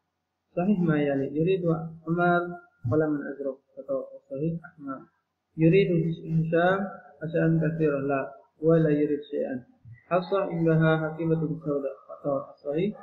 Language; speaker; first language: Arabic; non-native, fluent; Indonesian